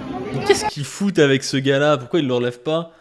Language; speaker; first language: French; native; French